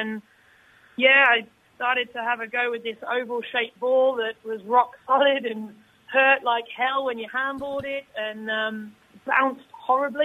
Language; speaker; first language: English; native; English